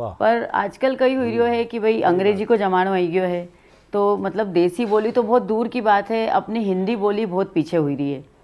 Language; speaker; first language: Hindi; native; Hindi